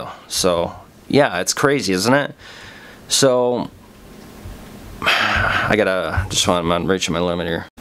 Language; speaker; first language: English; native; English